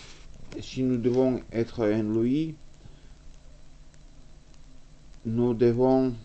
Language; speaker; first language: French; non-native, learner; Russian